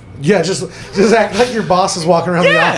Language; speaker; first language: English; native; English